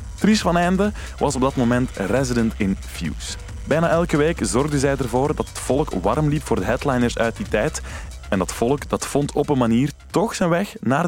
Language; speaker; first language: Dutch; native; Dutch